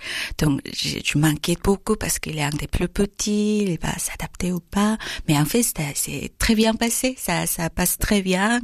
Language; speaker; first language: French; non-native, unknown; Korean